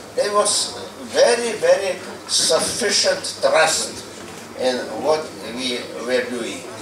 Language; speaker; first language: English; non-native, fluent; Lithuanian